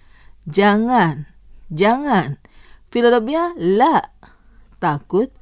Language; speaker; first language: Arabic; non-native, fluent; Indonesian